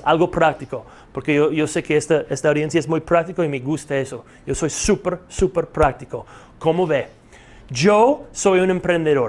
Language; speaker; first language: Spanish; non-native, fluent; English